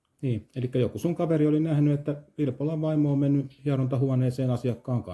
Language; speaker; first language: Finnish; native; Finnish